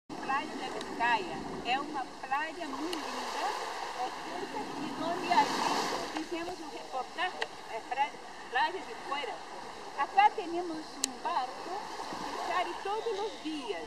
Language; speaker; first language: Portuguese; non-native, learner; Spanish